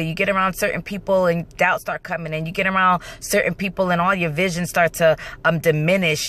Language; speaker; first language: English; native; English